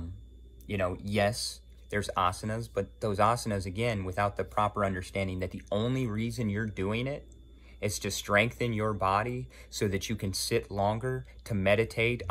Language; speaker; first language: English; native; English